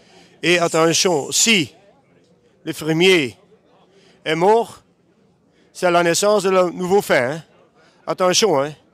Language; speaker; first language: French; non-native, local second language; Dutch